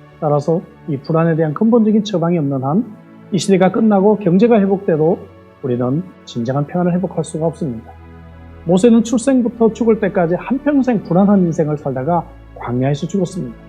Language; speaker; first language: Korean; native; Korean